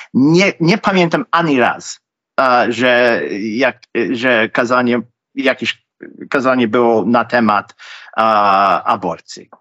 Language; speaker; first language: Polish; non-native, fluent; English